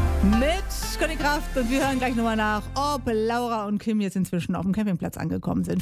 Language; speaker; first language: German; native; German